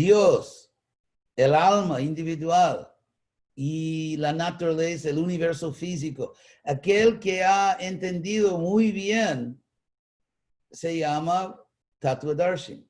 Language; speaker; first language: Spanish; non-native, fluent; English